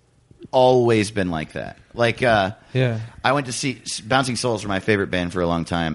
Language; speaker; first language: English; native; English